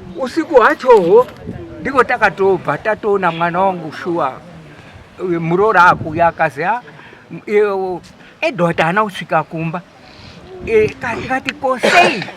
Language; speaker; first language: Shona; native; Shona